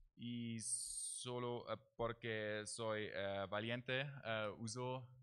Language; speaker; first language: Spanish; non-native, learner; German